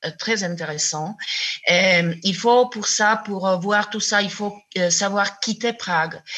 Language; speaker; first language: French; non-native, fluent; Czech